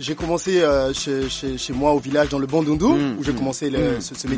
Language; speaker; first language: French; non-native, local second language; Lingala